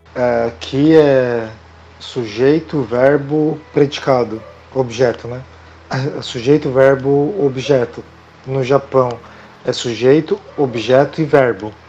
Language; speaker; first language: Portuguese; native; Portuguese